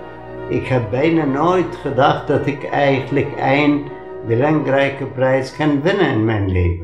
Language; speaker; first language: Dutch; non-native, fluent; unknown